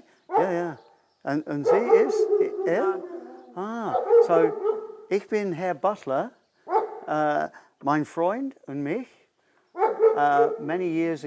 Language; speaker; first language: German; non-native, learner; English